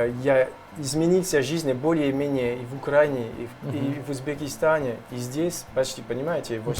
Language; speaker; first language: Russian; non-native, learner; French